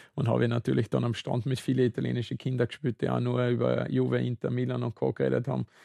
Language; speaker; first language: German; native; German